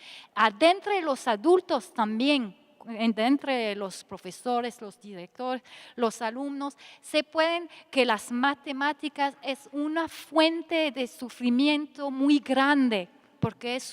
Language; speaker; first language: Spanish; non-native, fluent; French